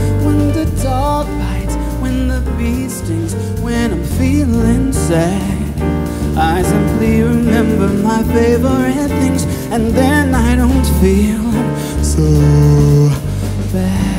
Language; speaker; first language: English; native; English